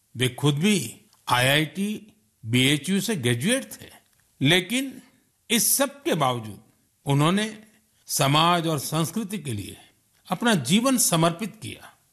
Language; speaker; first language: Hindi; non-native, local second language; Gujarati